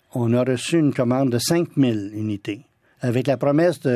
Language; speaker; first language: French; native; French